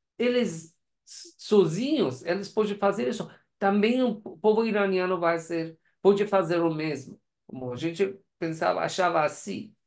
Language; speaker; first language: Portuguese; non-native, learner; Persian